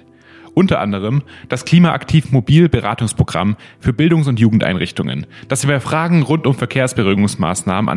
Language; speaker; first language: German; native; German